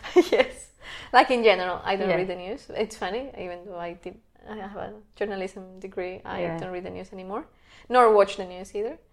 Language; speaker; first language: English; non-native, fluent; Spanish